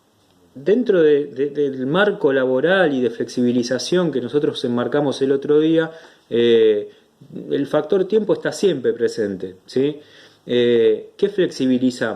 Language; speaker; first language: Spanish; native; Spanish